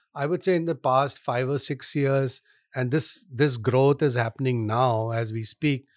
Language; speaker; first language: English; non-native, local second language; Hindi